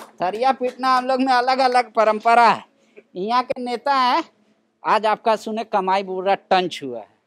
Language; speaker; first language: Hindi; native; Hindi